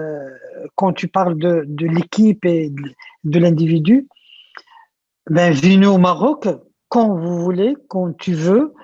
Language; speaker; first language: French; non-native, local second language; Arabic